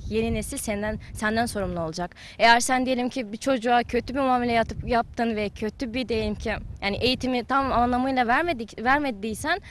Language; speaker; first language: Turkish; non-native, fluent; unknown